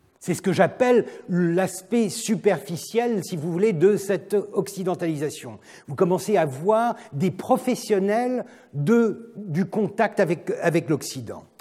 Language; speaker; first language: French; non-native, fluent; Turkish